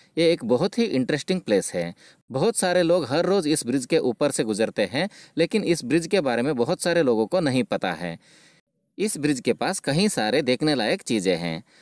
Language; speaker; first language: Hindi; non-native, local second language; Kannada